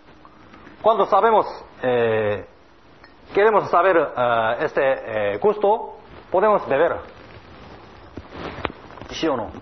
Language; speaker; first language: Spanish; non-native, learner; Korean